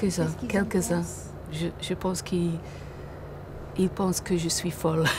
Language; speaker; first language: French; non-native, fluent; English